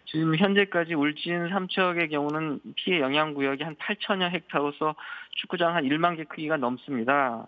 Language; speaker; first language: Korean; native; Korean